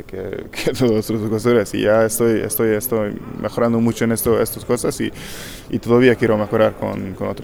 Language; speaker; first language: Spanish; non-native, learner; Hungarian